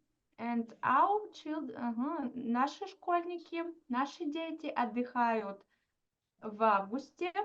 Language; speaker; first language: Russian; non-native, fluent; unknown